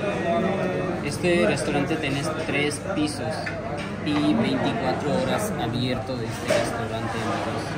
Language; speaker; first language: Spanish; non-native, learner; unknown